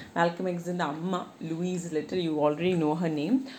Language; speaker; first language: English; non-native, local second language; Malayalam